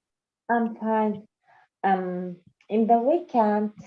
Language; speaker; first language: English; non-native, learner; Russian